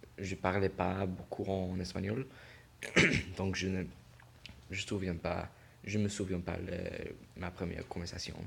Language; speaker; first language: French; non-native, learner; English